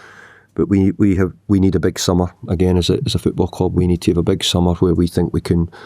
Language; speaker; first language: English; native; English